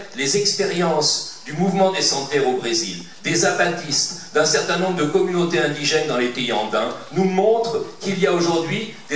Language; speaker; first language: French; native; French